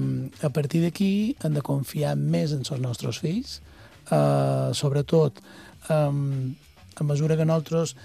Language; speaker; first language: Catalan; native; Catalan